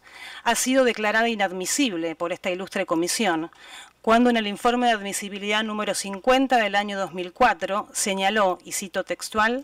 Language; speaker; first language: Spanish; native; Spanish